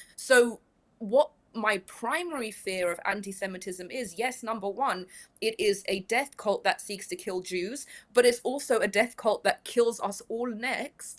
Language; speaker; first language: English; early bilingual, other home language; Persian